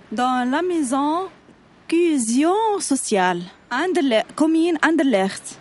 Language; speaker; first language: French; non-native, learner; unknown